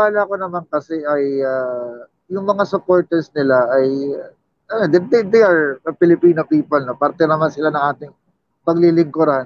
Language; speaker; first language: English; non-native, local second language; Filipino